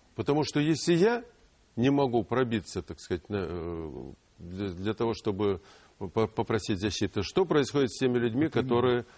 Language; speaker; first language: Russian; non-native, local second language; Ukrainian